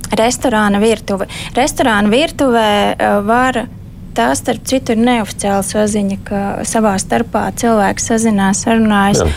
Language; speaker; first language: Latvian; native; Latvian